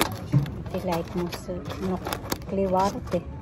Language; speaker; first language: German; non-native, learner; Filipino